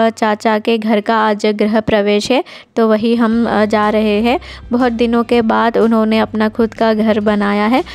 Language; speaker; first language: Hindi; non-native, local second language; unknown